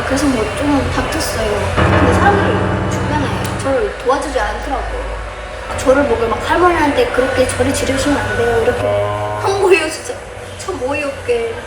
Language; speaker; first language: Korean; non-native, fluent; Indonesian